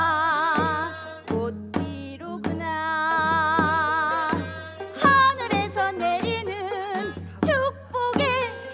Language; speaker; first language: Korean; native; Korean